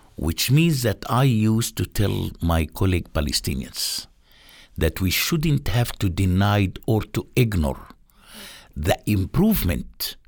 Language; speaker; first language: English; non-native, fluent; Arabic